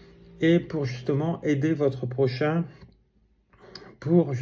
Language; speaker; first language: French; native; French